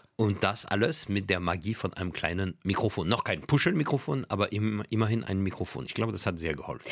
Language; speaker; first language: German; non-native, fluent; French